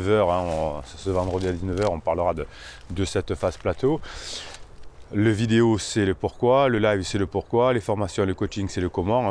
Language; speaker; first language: French; native; French